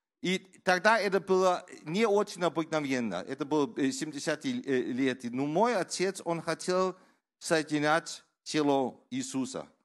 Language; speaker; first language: Russian; non-native, learner; Danish